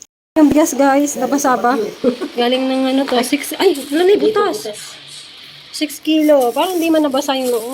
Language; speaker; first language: Filipino; native; Filipino